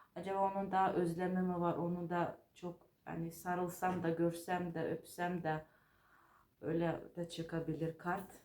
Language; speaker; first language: Turkish; non-native, fluent; Georgian